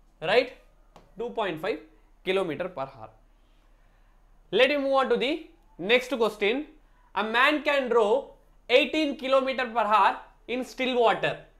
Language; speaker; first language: English; non-native, local second language; Tamil